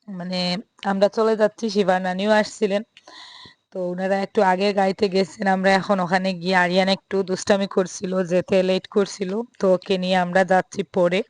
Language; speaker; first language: Bangla; native; Bangla